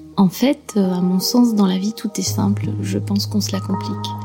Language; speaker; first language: French; native; French